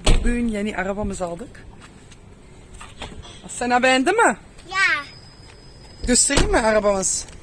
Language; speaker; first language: Turkish; non-native, fluent; Dutch